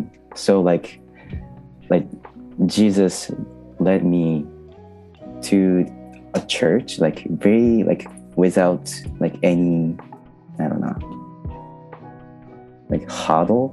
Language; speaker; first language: English; non-native, learner; Japanese